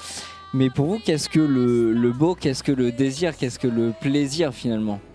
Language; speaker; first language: French; native; French